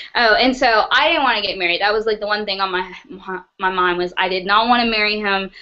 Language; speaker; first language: English; native; English